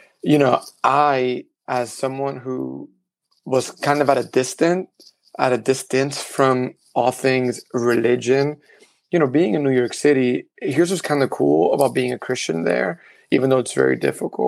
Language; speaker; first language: English; early bilingual, other home language; Spanish